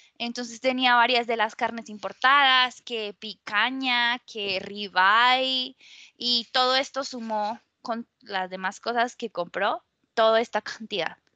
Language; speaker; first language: Spanish; native; Spanish